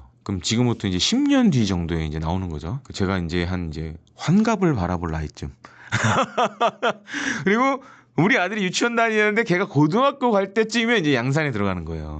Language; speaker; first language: Korean; native; Korean